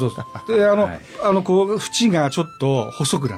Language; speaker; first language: Japanese; native; Japanese